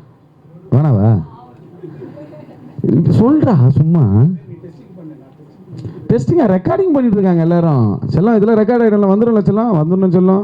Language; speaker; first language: Tamil; native; Tamil